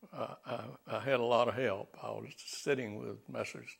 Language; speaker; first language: English; native; English